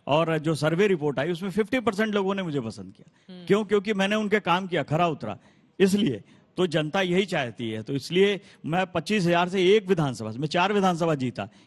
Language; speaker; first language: Hindi; native; Hindi